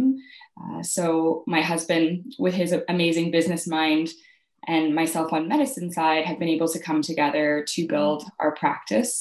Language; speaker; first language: English; native; English